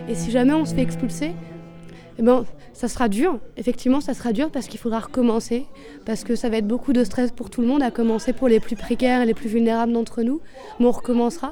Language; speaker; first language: French; native; French